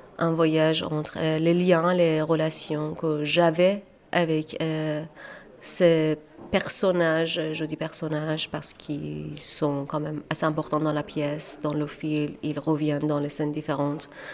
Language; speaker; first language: French; non-native, fluent; Persian